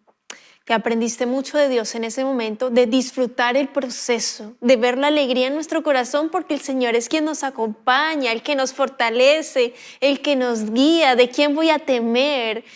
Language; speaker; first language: Spanish; native; Spanish